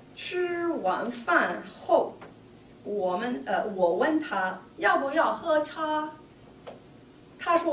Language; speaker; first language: Chinese; non-native, learner; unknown